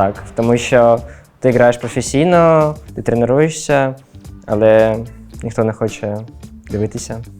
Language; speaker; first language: Ukrainian; non-native, local second language; Russian